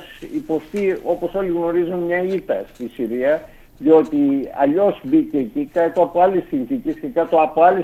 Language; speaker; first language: Greek; native; Greek